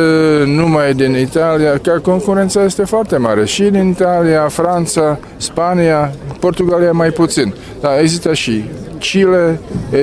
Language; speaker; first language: Romanian; non-native, fluent; Czech